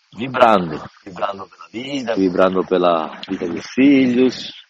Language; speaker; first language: Portuguese; non-native, fluent; Italian